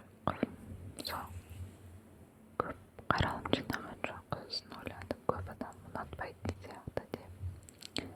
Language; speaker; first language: Kazakh; non-native, local second language; Russian